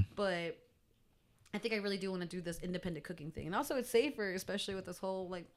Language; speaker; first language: English; native; English